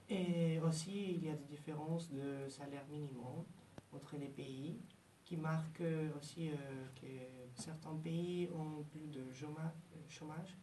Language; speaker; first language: French; non-native, learner; Spanish